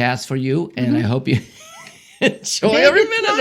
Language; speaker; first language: English; native; English